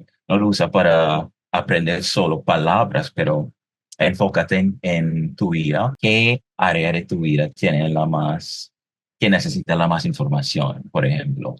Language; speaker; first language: Spanish; non-native, fluent; English